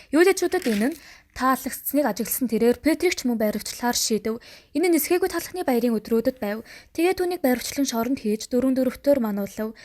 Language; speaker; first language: Mongolian; native; Mongolian